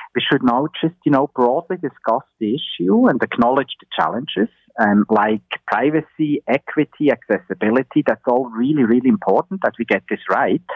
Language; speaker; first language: English; non-native, fluent; German